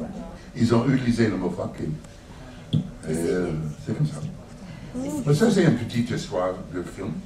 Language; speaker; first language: French; non-native, learner; English